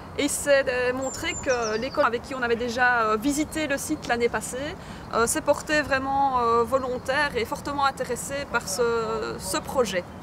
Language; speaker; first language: French; native; French